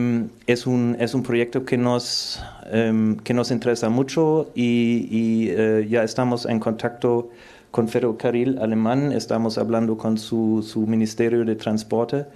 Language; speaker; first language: Spanish; non-native, fluent; German